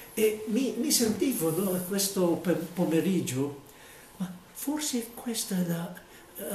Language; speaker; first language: Italian; non-native, fluent; Filipino